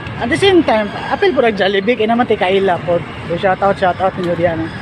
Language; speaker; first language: Cebuano; native; Cebuano